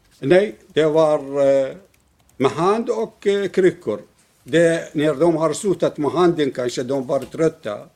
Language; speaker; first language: Swedish; non-native, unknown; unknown